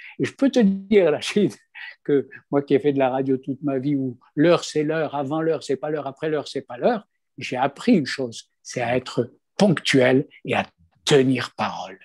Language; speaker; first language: French; non-native, local second language; Kabyle